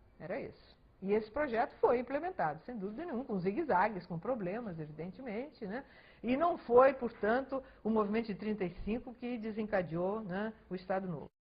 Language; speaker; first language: Portuguese; early bilingual, other home language; Spanish